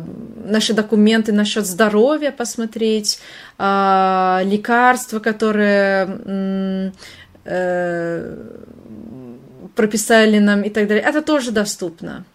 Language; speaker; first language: Russian; non-native, fluent; Hungarian